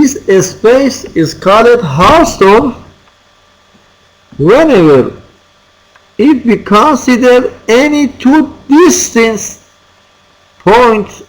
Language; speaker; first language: English; non-native, fluent; Persian